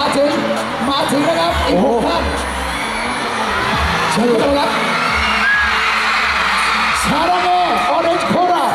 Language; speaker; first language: Thai; native; Thai